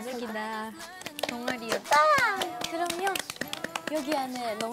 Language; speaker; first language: Korean; non-native, learner; Japanese